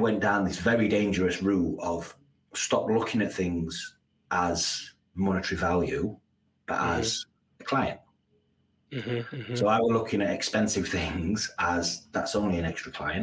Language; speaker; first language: English; native; English